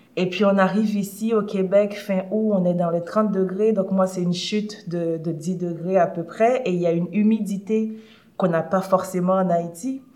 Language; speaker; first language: French; early bilingual, other home language; Haitian Creole